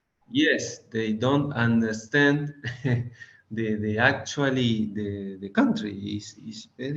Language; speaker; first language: English; non-native, learner; Spanish